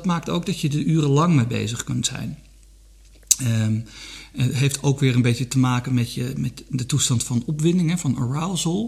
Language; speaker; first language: Dutch; native; Dutch